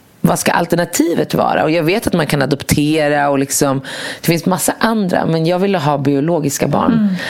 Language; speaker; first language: Swedish; early bilingual, other home language; Arabic